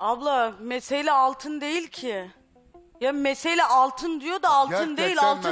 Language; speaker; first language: Turkish; native; Turkish